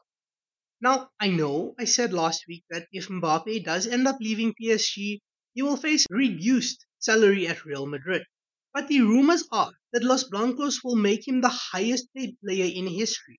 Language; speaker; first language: English; native; English